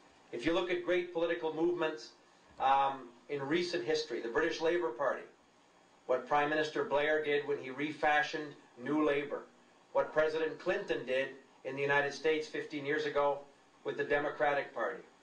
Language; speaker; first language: English; native; English